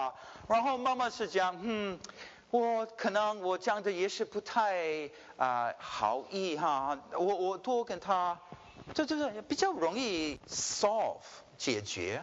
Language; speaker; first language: Chinese; early bilingual, heritage; Chinese